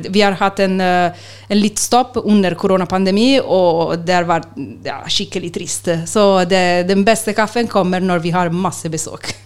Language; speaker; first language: Norwegian; non-native, learner; Italian